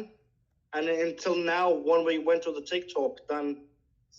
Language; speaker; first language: English; non-native, learner; Portuguese